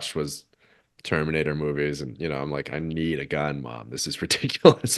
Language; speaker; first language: English; native; English